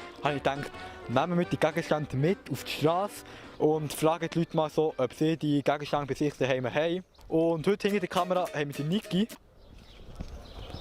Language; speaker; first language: German; native; German